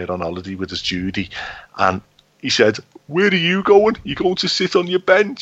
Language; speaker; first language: English; native; English